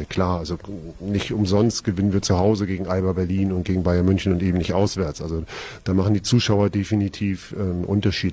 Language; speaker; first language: German; native; German